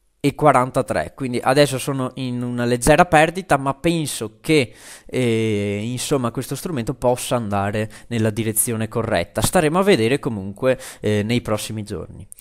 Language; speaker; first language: Italian; native; Italian